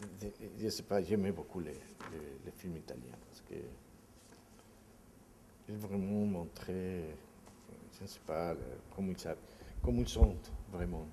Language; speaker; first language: French; non-native, fluent; Spanish